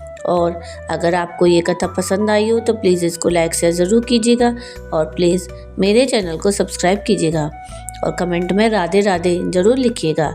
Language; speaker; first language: Hindi; native; Hindi